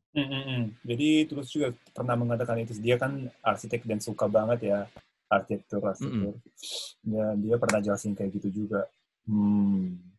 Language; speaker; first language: Indonesian; non-native, fluent; Japanese